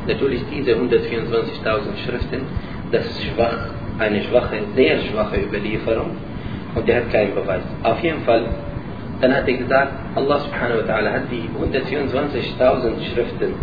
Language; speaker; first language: German; non-native, learner; Arabic